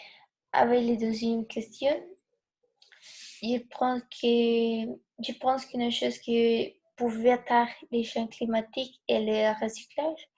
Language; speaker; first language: French; non-native, learner; Spanish